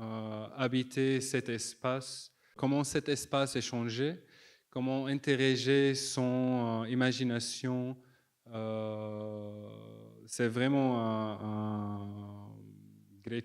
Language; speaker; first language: French; non-native, fluent; Arabic